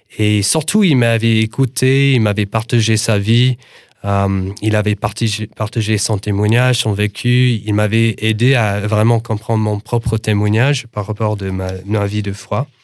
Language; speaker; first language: French; non-native, fluent; English